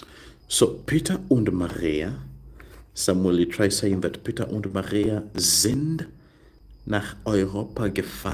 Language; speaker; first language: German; non-native, learner; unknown